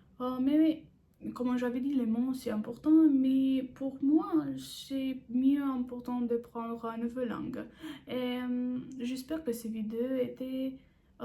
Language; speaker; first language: French; non-native, learner; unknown